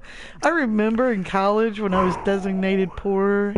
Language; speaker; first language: English; native; English